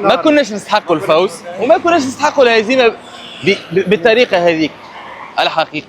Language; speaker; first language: Arabic; native; Arabic